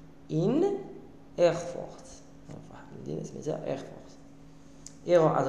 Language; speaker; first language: German; non-native, learner; Arabic